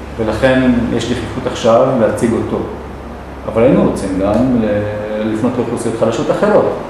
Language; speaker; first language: Hebrew; non-native, local second language; Arabic